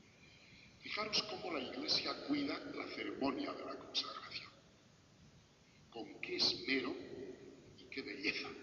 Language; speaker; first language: Spanish; native; Spanish